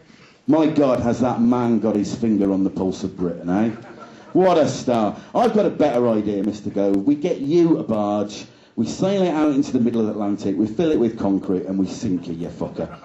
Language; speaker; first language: English; native; English